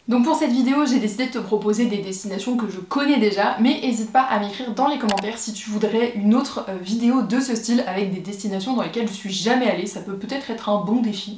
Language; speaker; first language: French; native; French